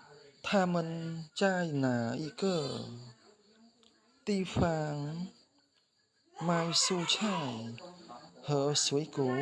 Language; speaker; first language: Chinese; non-native, learner; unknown